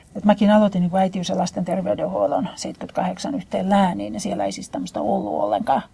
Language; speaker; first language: Finnish; native; Finnish